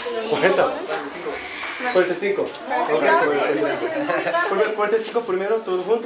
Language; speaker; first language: Spanish; non-native, learner; Korean